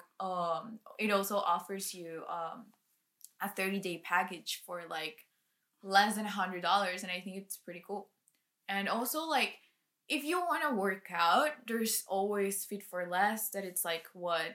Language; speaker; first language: English; non-native, fluent; Spanish